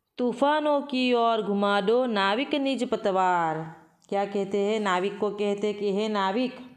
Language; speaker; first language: Hindi; non-native, local second language; Gujarati